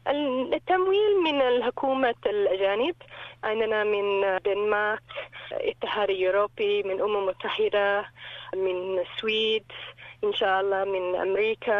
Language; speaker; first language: Arabic; non-native, learner; English